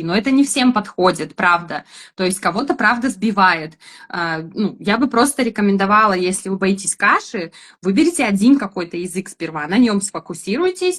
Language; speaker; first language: Russian; native; Russian